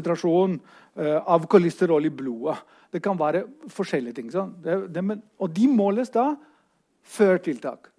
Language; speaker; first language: Norwegian; non-native, fluent; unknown